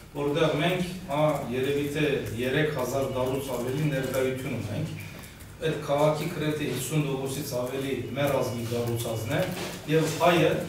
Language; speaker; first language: Armenian; early bilingual, heritage; Armenian